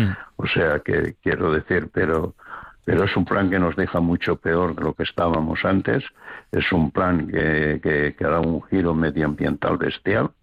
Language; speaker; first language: Spanish; native; Spanish